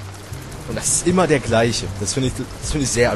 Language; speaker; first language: German; native; German